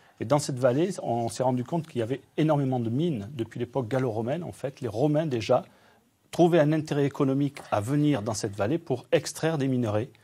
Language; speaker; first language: French; native; French